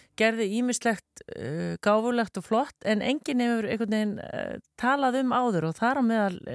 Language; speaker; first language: Icelandic; native; Icelandic